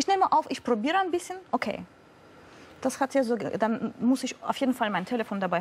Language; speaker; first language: German; non-native, fluent; Russian